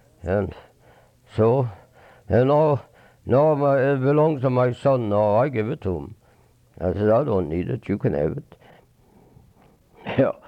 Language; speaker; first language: English; non-native, fluent; Swedish